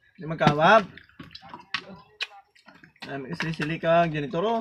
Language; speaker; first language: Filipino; non-native, local second language; Hiligaynon